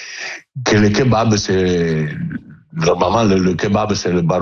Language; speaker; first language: French; non-native, learner; Italian